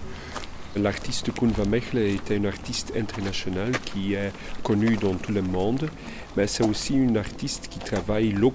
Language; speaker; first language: French; non-native, local second language; Dutch